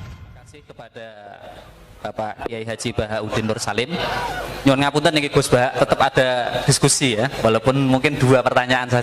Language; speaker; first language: Indonesian; non-native, local second language; Javanese